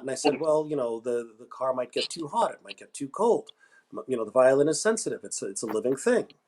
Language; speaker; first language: English; native; English